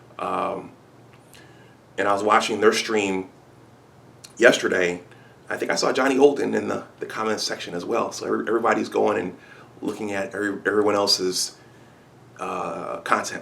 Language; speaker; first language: English; native; English